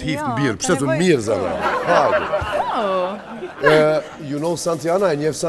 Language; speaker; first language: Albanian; native; Albanian